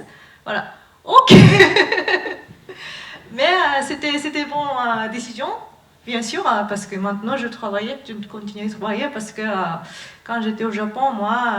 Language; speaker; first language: French; non-native, learner; Japanese